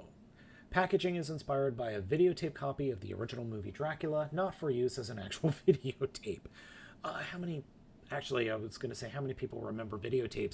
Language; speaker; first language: English; native; English